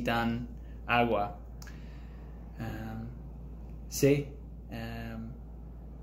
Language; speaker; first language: Spanish; non-native, learner; English